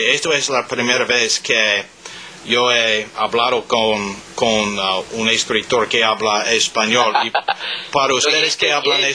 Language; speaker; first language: Spanish; non-native, learner; English